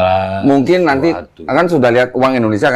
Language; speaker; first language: Indonesian; native; Indonesian